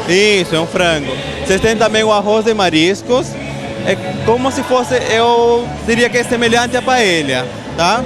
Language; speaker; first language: Portuguese; non-native, fluent; Spanish